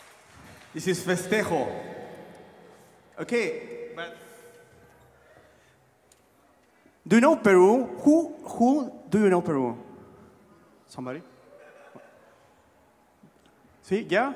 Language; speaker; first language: English; non-native, learner; Spanish